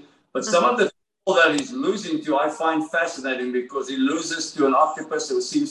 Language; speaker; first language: English; native; English